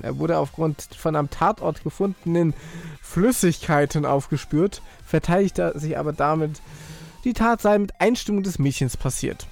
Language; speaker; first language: German; native; German